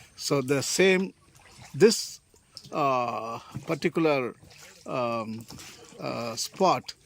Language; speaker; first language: English; non-native, local second language; Tamil